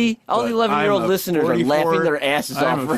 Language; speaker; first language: English; native; English